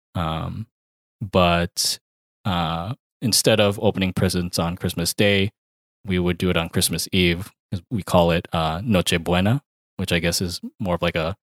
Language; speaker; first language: English; early bilingual, other home language; Filipino